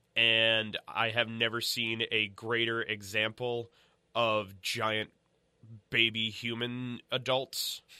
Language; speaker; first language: English; native; English